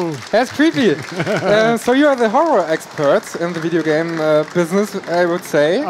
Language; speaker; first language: English; non-native, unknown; German